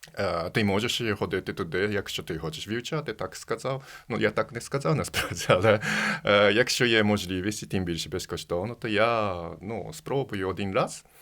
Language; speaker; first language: Ukrainian; non-native, fluent; Japanese